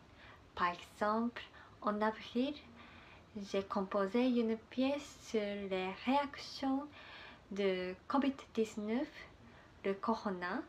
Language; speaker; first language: French; non-native, learner; Japanese